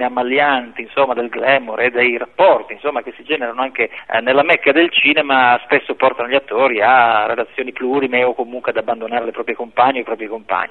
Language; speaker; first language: Italian; native; Italian